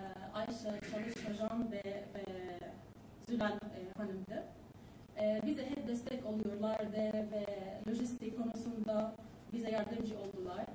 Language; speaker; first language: Turkish; non-native, learner; Arabic